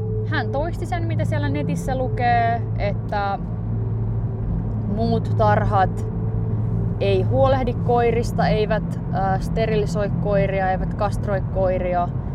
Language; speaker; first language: Finnish; native; Finnish